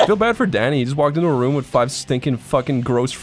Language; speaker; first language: English; native; English